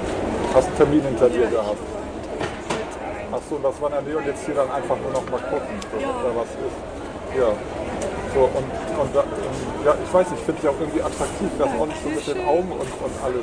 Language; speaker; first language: German; native; German